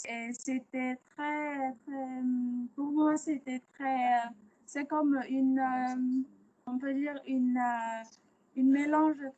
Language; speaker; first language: French; non-native, learner; Vietnamese